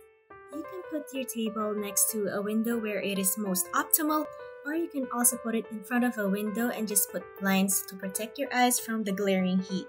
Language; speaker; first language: English; non-native, local second language; Filipino